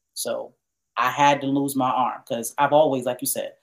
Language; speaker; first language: English; native; English